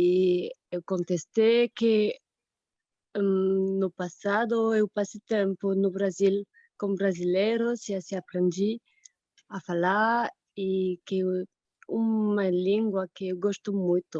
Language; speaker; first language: Portuguese; non-native, fluent; French